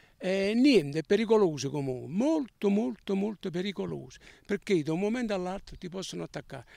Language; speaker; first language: Italian; native; Italian